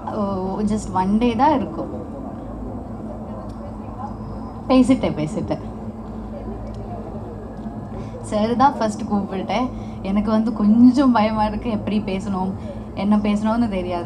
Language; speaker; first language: Tamil; non-native, learner; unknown